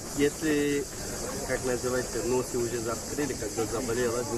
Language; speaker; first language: Russian; non-native, learner; Turkish